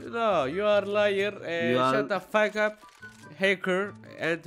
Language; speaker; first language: English; non-native, learner; Turkish